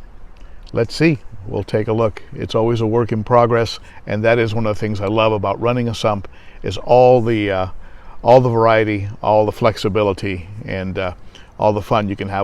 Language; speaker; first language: English; native; English